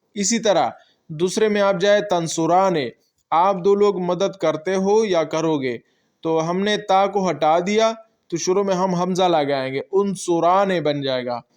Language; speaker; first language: Urdu; non-native, local second language; Pashto